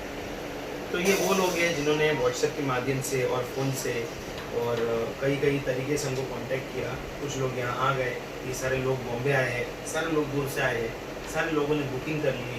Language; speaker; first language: Hindi; native; Hindi